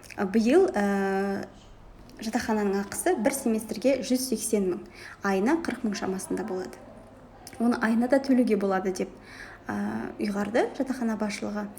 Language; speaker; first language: Kazakh; native; Kazakh